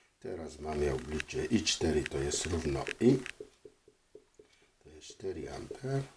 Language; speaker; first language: Polish; non-native, fluent; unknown